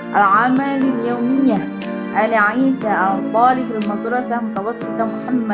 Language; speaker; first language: Arabic; non-native, fluent; Indonesian